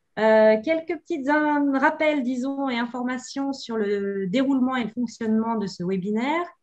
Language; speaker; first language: French; native; French